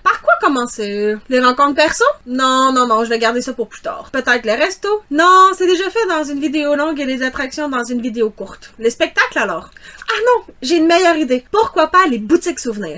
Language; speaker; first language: French; native; French